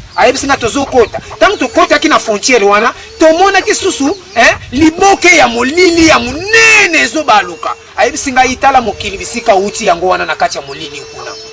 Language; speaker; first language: Lingala; non-native, local second language; Kongo